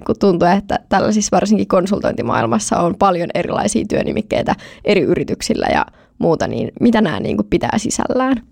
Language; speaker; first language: Finnish; native; Finnish